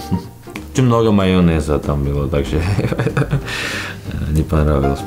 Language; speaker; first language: Russian; non-native, learner; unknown